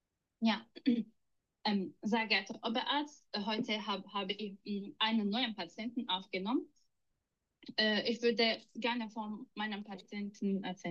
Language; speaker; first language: German; non-native, learner; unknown